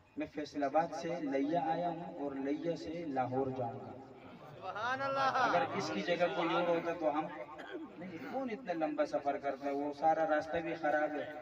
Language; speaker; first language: Urdu; non-native, local second language; Pashto